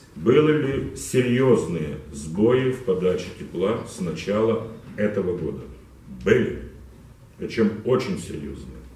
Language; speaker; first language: Russian; non-native, local second language; Ukrainian